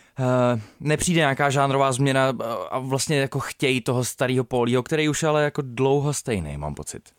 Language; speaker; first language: Czech; native; Czech